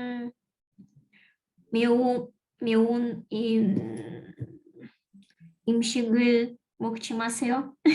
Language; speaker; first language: Korean; non-native, learner; Russian